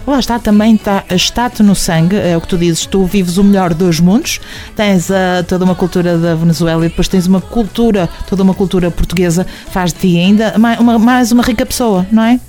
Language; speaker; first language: Portuguese; native; Portuguese